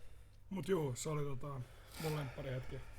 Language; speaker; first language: Finnish; native; Finnish